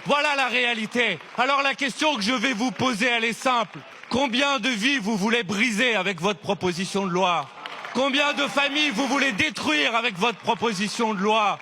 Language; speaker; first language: French; native; French